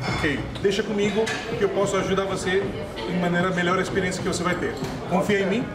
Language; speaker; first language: Portuguese; non-native, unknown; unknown